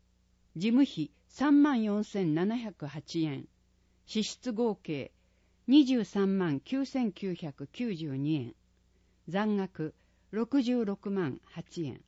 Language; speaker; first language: Japanese; native; Japanese